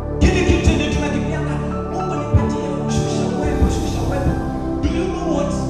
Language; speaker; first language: Swahili; non-native, local second language; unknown